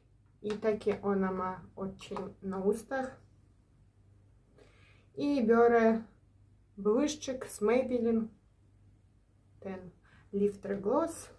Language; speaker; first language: Polish; non-native, learner; Ukrainian